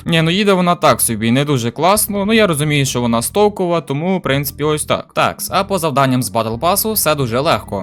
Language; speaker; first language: Ukrainian; native; Ukrainian